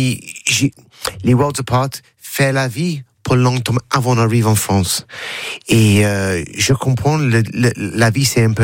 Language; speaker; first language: French; non-native, learner; English